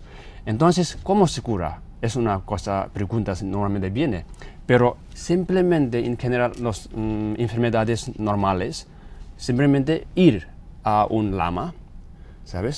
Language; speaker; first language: Spanish; non-native, learner; Tibetan